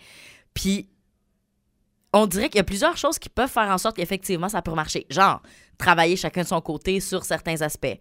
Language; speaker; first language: French; native; French